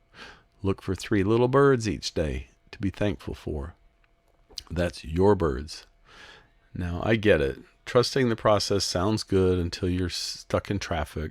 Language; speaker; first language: English; native; English